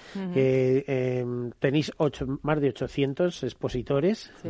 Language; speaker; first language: Spanish; native; Spanish